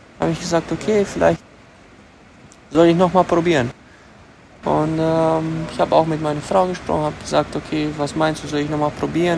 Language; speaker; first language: German; early bilingual, other home language; Romanian